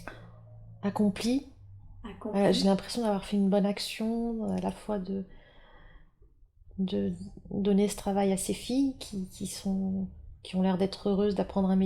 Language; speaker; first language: French; native; French